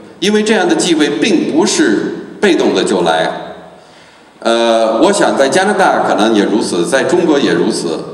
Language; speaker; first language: Chinese; non-native, fluent; English